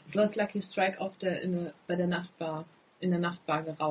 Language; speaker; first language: German; native; German